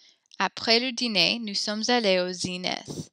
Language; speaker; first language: French; non-native, learner; English